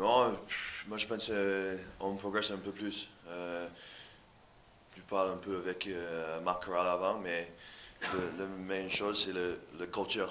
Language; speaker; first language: French; non-native, learner; English